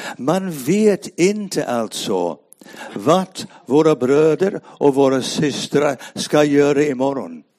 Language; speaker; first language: Swedish; non-native, fluent; English